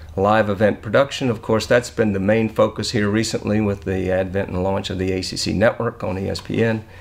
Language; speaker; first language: English; native; English